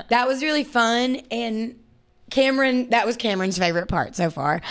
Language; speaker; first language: English; native; English